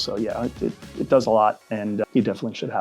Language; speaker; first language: English; native; English